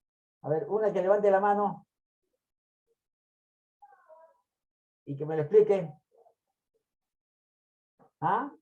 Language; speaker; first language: Spanish; native; Spanish